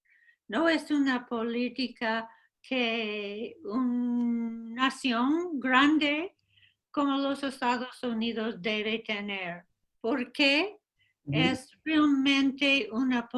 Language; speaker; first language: Spanish; non-native, fluent; English